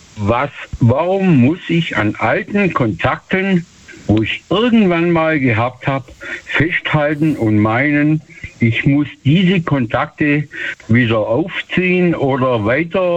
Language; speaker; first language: German; native; German